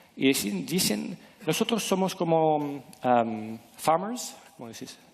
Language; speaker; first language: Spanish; non-native, fluent; French